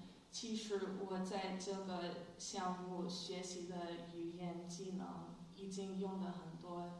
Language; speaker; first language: Chinese; non-native, fluent; English